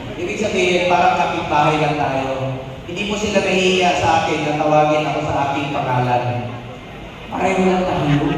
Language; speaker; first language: Filipino; non-native, local second language; Cebuano